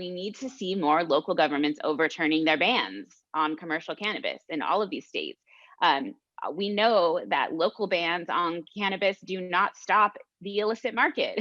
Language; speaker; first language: English; native; English